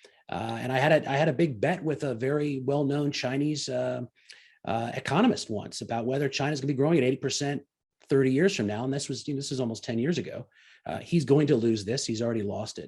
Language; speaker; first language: English; native; English